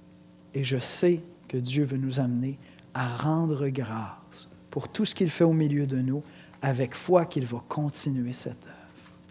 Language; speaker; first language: French; native; French